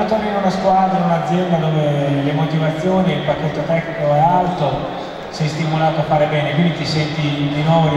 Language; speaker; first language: Italian; native; Italian